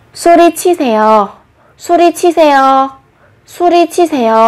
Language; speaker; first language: Korean; non-native, fluent; Vietnamese